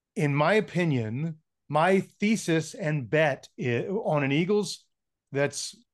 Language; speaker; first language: English; native; English